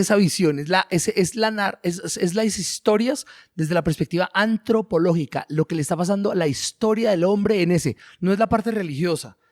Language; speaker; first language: Spanish; native; Spanish